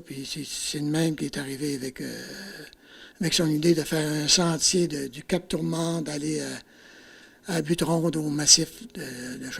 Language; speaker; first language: French; native; French